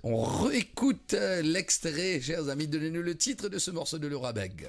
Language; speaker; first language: French; non-native, local second language; Morisyen